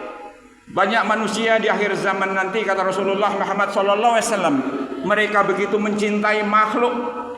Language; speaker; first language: Indonesian; native; Indonesian